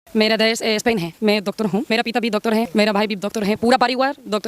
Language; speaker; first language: Hindi; non-native, learner; Spanish